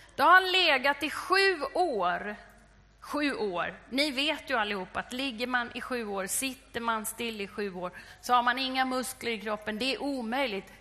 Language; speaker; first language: Swedish; native; Swedish